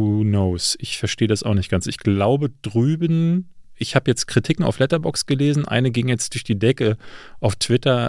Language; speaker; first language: German; native; German